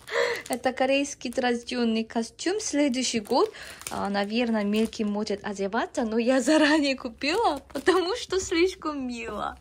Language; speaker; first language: Russian; non-native, learner; Korean